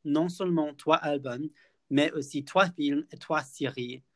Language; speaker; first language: French; non-native, fluent; English